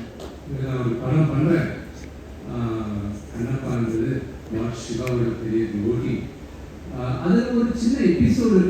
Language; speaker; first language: Tamil; non-native, local second language; Telugu